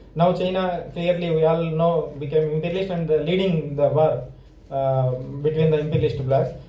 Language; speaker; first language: English; non-native, local second language; Telugu